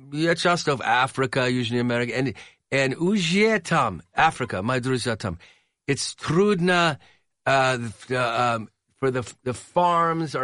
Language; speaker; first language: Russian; non-native, learner; English